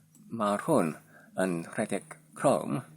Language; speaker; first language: Welsh; non-native, learner; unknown